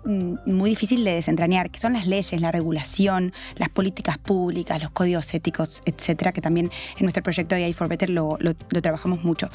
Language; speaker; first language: Spanish; native; Spanish